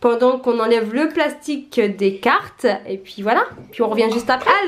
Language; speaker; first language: French; native; French